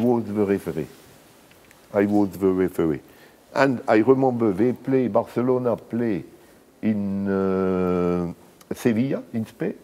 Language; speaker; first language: English; non-native, learner; French